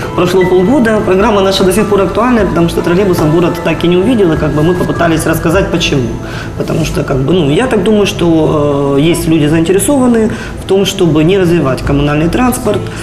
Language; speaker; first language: Russian; native; Russian